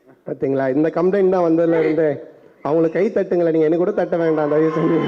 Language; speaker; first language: Tamil; native; Tamil